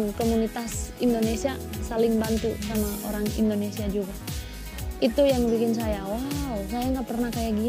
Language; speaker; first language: Indonesian; non-native, fluent; Spanish